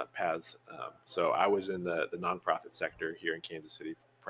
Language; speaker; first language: English; native; English